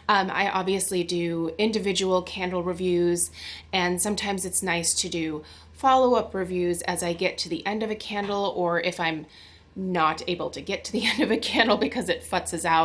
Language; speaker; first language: English; native; English